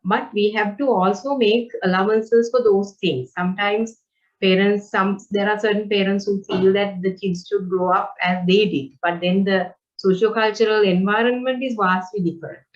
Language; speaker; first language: English; non-native, local second language; Sinhala